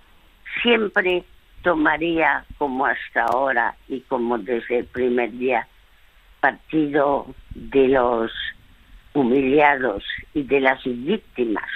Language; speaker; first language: Spanish; native; Spanish